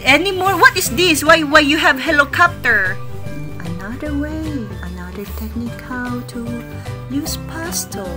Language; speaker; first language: English; non-native, fluent; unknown